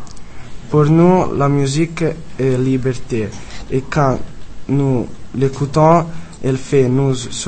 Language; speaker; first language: French; non-native, learner; Italian